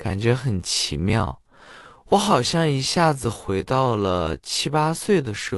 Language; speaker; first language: Chinese; non-native, fluent; English